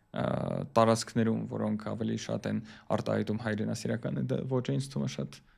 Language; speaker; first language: Armenian; early bilingual, heritage; Armenian